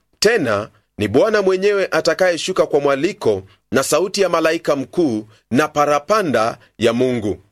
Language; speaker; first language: Swahili; non-native, local second language; Luyia